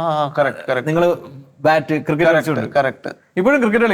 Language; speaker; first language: Malayalam; native; Malayalam